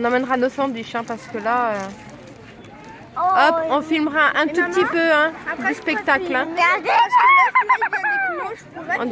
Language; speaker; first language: French; native; French